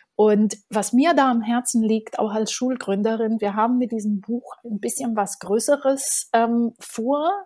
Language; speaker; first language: German; non-native, fluent; Romanian